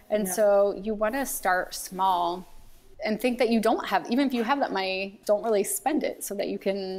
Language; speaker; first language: English; native; English